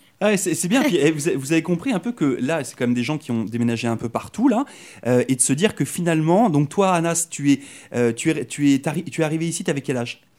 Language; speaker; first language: French; native; French